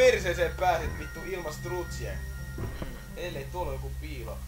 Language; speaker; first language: Finnish; native; Finnish